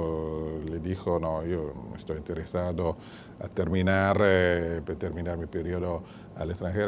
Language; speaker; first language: Spanish; non-native, fluent; Italian